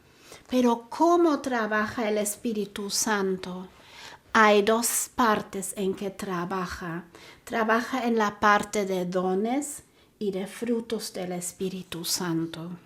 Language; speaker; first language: Spanish; non-native, fluent; German